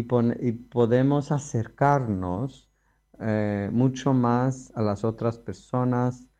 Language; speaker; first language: Spanish; non-native, fluent; Greek